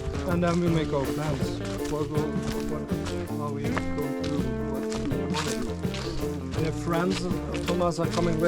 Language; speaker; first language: English; non-native, fluent; Dutch